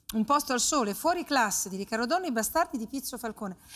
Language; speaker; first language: Italian; native; Italian